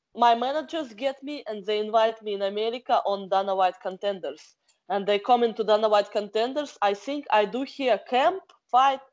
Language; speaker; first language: English; non-native, learner; Kazakh